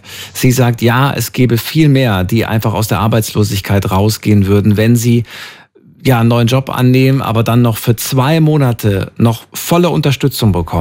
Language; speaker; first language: German; native; German